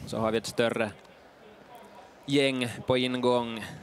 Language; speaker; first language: Swedish; native; Swedish